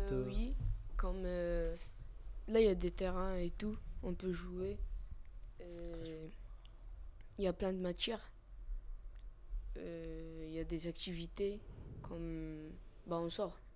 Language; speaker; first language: French; non-native, learner; Arabic